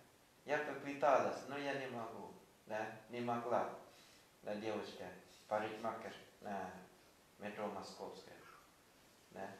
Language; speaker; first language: Russian; non-native, fluent; Thai